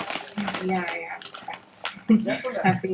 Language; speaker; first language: Indonesian; non-native, local second language; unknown